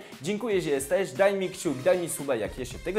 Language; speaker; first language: Polish; non-native, fluent; French